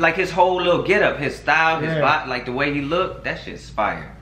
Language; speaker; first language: English; native; English